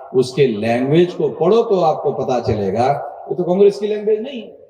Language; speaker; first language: Hindi; non-native, local second language; Marathi